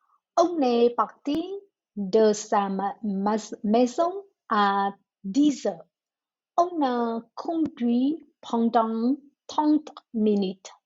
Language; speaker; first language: French; non-native, learner; Vietnamese